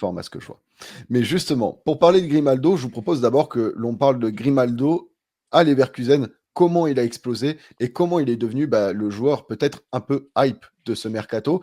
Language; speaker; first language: French; native; French